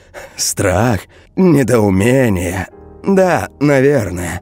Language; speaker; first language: Russian; native; Russian